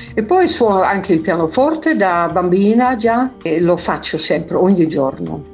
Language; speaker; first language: Italian; non-native, fluent; Dutch